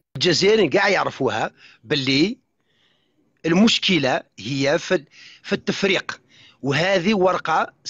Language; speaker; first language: Arabic; non-native, local second language; Kabyle